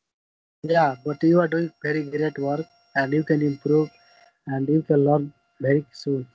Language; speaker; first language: English; non-native, learner; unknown